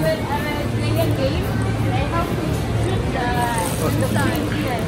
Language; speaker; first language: English; non-native, learner; Filipino